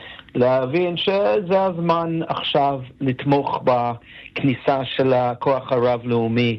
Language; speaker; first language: Hebrew; non-native, fluent; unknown